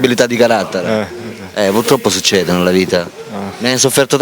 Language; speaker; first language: Italian; native; Italian